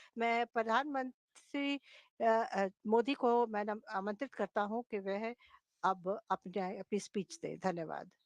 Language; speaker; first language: Hindi; native; Hindi